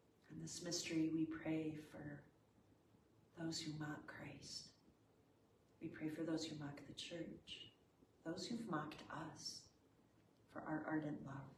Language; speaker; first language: English; native; English